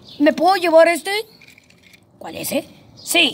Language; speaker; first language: Spanish; native; Spanish